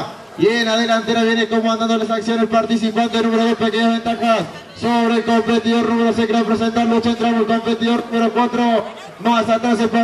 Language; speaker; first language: Spanish; native; Spanish